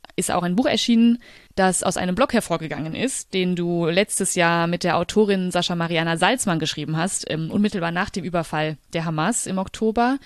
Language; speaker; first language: German; native; German